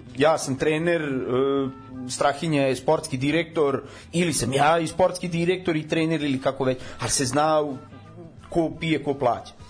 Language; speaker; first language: Serbian; non-native, local second language; Rusyn